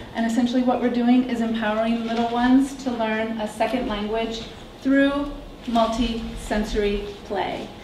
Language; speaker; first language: English; native; English